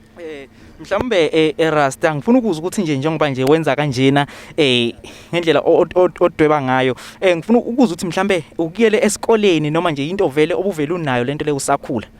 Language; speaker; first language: Zulu; native; Zulu